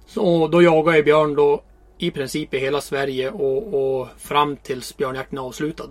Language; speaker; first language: Swedish; native; Swedish